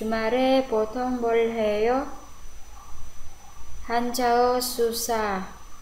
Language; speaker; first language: Korean; non-native, fluent; Vietnamese